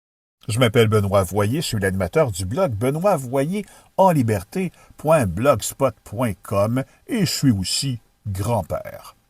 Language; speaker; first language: French; native; French